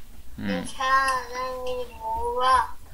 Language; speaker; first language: Chinese; early bilingual, heritage; Chinese